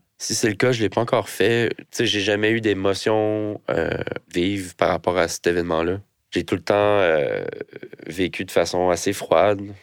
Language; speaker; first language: French; native; French